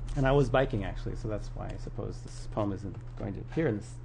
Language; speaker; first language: English; native; English